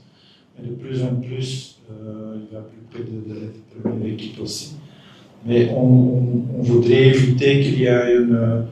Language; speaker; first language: French; non-native, local second language; Dutch